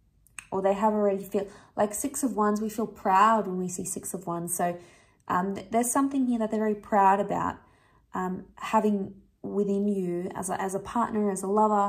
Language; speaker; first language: English; native; English